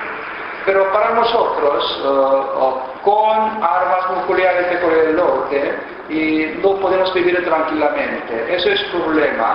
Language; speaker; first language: Spanish; non-native, fluent; Korean